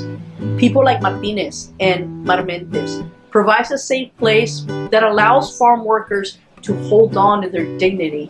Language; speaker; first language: English; non-native, local second language; Spanish